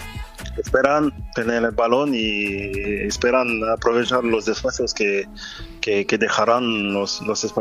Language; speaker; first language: Spanish; non-native, fluent; French